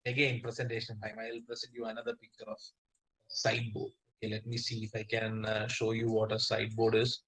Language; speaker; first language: English; non-native, local second language; Malayalam